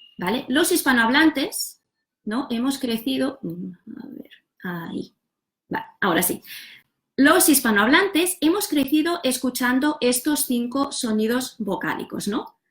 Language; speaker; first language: Spanish; non-native, local second language; Catalan